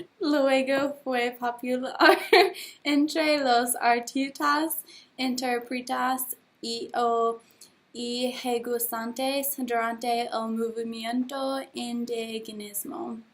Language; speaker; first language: Spanish; non-native, learner; English